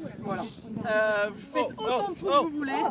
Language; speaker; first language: French; native; French